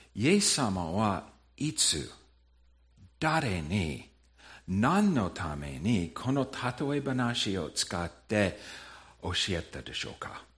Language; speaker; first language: Japanese; non-native, fluent; English